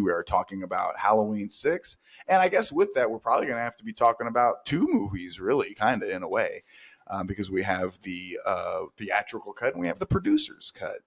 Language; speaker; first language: English; native; English